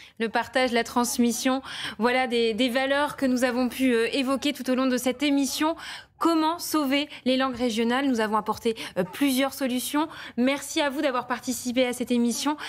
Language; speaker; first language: French; native; French